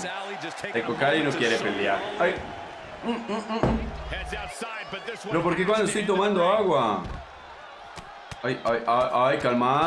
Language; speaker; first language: Spanish; native; Spanish